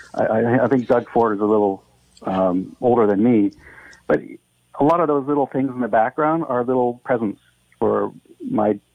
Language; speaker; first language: English; native; English